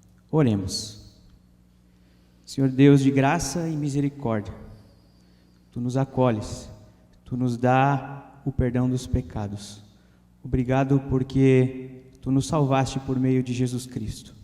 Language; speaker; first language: Portuguese; native; Portuguese